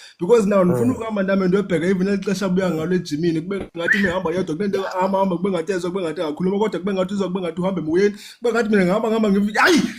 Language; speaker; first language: Zulu; non-native, local second language; Xhosa